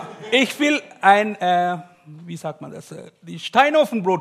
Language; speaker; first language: German; non-native, learner; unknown